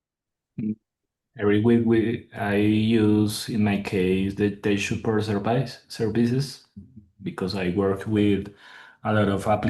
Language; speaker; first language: English; non-native, learner; Spanish